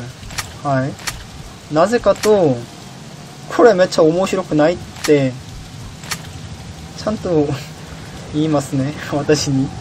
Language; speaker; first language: Japanese; non-native, learner; Korean